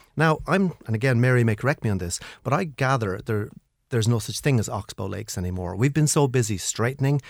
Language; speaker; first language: English; native; English